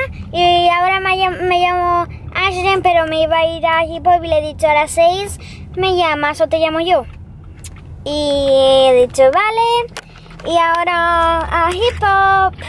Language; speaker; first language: Spanish; early bilingual, other home language; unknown